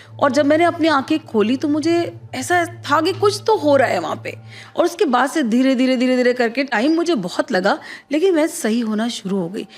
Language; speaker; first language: Hindi; native; Hindi